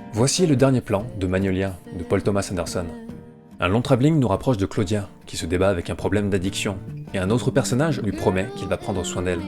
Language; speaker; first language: French; native; French